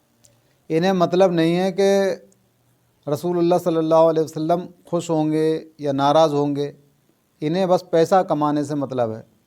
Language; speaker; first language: Urdu; native; Urdu